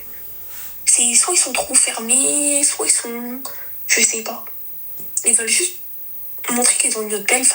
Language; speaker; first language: French; native; French